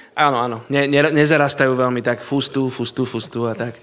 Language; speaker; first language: Slovak; native; Slovak